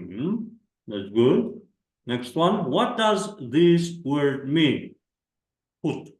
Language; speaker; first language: English; non-native, fluent; Kazakh